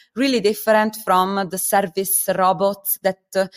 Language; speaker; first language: English; non-native, fluent; Italian